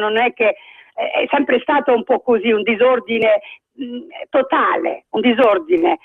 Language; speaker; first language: Italian; non-native, fluent; Arabic